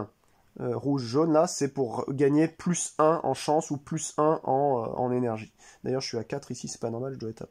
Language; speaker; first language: French; native; French